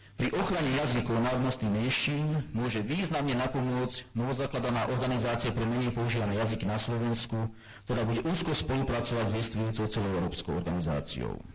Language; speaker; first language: Slovak; non-native, local second language; German